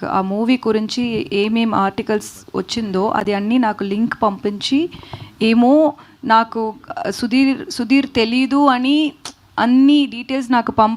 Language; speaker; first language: Telugu; non-native, fluent; Tamil